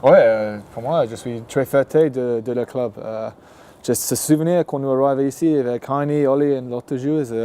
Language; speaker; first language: French; non-native, learner; English